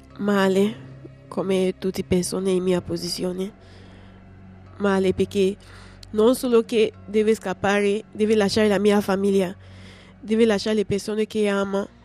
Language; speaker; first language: Italian; non-native, learner; English